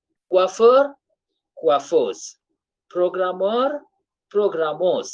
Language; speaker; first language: French; non-native, fluent; Swahili